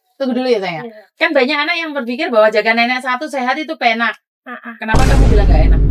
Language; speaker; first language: Indonesian; native; Indonesian